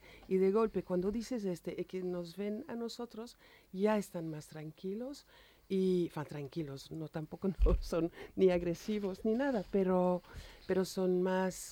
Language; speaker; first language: Spanish; non-native, fluent; French